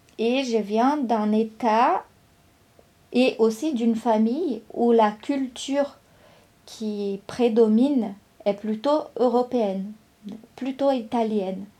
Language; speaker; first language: French; non-native, fluent; Portuguese